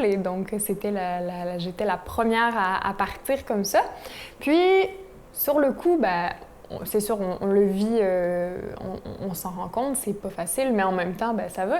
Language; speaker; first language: French; native; French